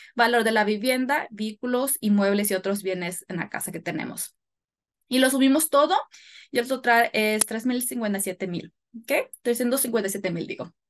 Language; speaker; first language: Spanish; early bilingual, heritage; Spanish